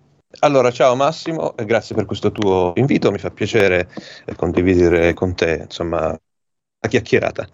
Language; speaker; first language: Italian; early bilingual, heritage; Italian